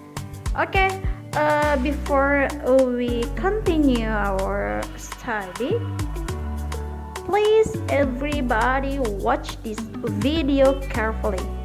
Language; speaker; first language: English; non-native, learner; Indonesian